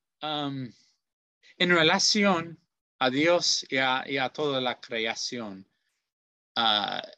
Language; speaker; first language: Spanish; non-native, learner; English